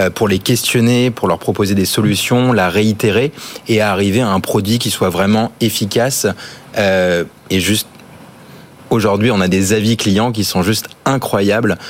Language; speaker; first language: French; early bilingual, other home language; English